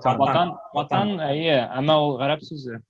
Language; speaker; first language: Turkish; non-native, learner; Tatar